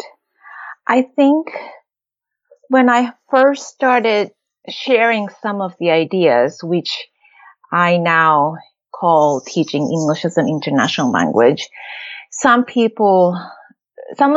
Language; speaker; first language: English; non-native, fluent; Japanese